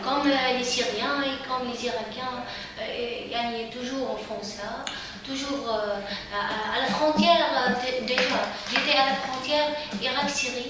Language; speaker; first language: French; non-native, local second language; Arabic